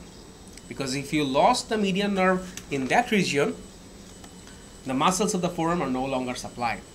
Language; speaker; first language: English; non-native, local second language; Bangla